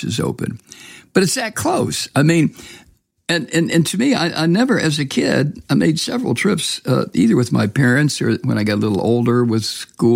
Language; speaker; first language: English; native; English